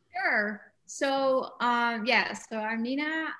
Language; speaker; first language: English; non-native, fluent; Dutch